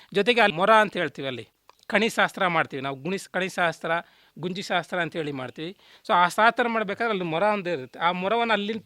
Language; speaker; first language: Kannada; native; Kannada